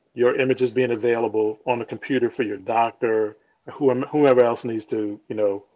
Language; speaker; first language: English; native; English